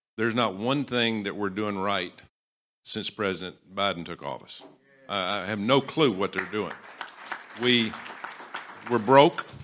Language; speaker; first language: English; native; English